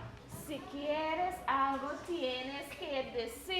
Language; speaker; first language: Spanish; non-native, learner; English